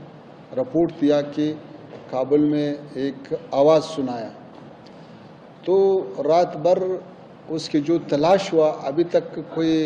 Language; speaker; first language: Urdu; non-native, fluent; Pashto